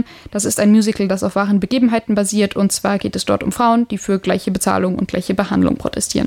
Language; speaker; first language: German; native; German